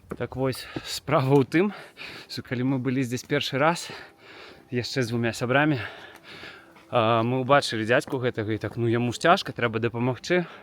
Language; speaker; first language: Belarusian; non-native, local second language; Russian